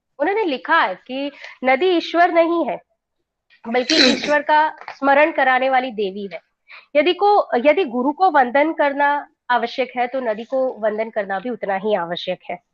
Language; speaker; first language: Hindi; non-native, local second language; Gujarati